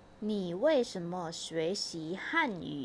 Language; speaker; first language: Chinese; non-native, fluent; Thai